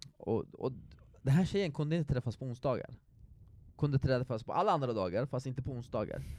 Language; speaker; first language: Swedish; non-native, fluent; Persian